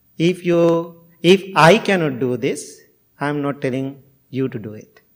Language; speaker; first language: English; non-native, fluent; Sinhala